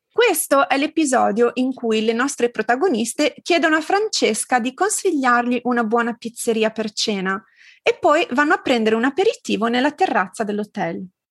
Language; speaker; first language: Italian; native; Italian